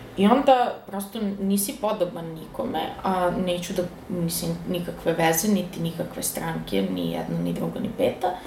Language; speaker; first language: Serbian; native; Serbian